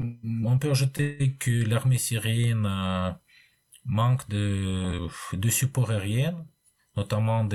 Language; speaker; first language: French; non-native, fluent; Russian